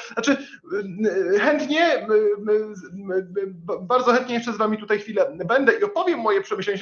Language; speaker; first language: Polish; native; Polish